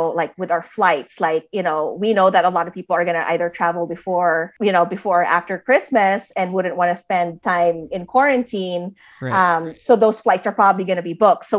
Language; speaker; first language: English; native; English